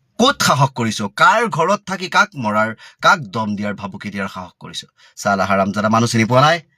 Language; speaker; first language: Assamese; native; Assamese